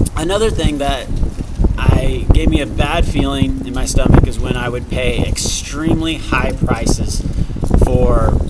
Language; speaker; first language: English; native; English